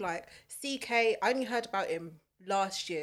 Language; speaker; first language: English; native; English